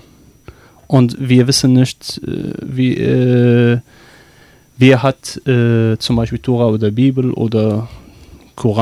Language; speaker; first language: German; non-native, learner; Arabic